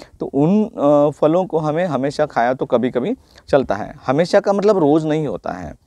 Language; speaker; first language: Hindi; non-native, local second language; Marathi